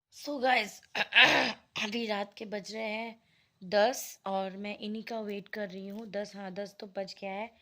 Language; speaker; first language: Hindi; non-native, local second language; Assamese